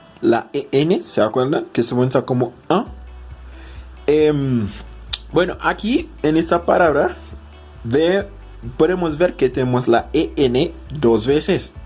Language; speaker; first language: Spanish; non-native, fluent; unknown